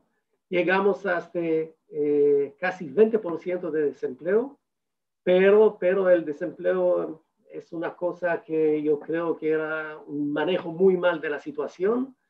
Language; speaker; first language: Spanish; non-native, fluent; Hebrew